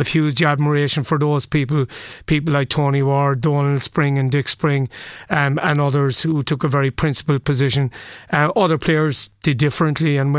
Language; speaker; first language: English; native; English